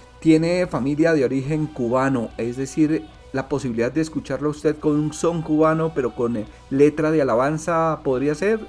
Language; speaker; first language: Spanish; native; Spanish